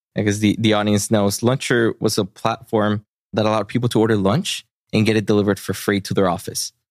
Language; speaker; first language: English; early bilingual, other home language; Spanish